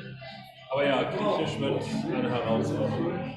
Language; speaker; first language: German; early bilingual, other home language; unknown